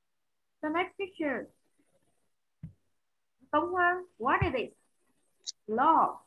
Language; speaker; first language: English; non-native, learner; Vietnamese